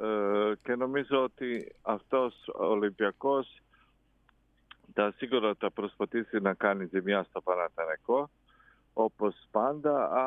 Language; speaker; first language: Greek; non-native, fluent; Croatian